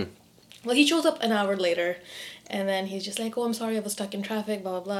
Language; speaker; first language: English; non-native, local second language; Urdu